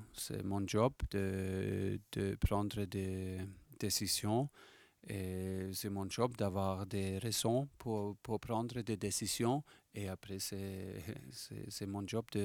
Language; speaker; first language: French; non-native, fluent; German